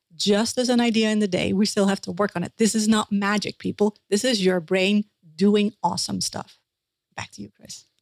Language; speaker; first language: English; non-native, fluent; Dutch